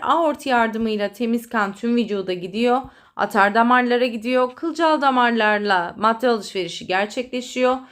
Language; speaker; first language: Turkish; native; Turkish